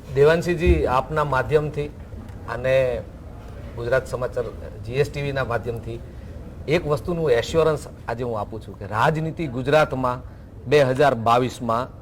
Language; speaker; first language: Gujarati; native; Gujarati